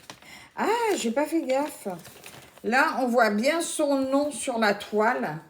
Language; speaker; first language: French; native; French